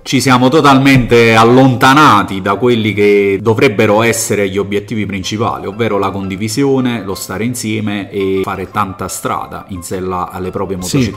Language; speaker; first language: Italian; native; Italian